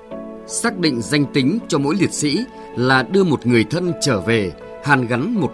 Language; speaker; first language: Vietnamese; native; Vietnamese